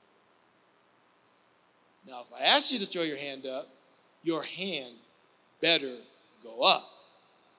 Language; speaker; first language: English; native; English